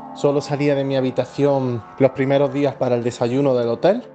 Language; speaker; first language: Spanish; native; Spanish